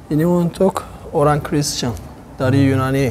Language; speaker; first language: Indonesian; non-native, learner; Turkish